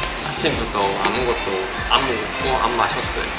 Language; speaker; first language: Korean; non-native, fluent; Japanese